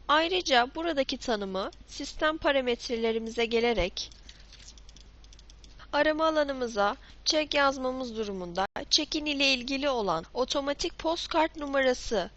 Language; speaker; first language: Turkish; native; Turkish